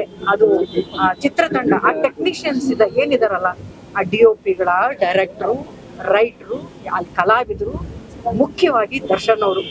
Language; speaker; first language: Kannada; native; Kannada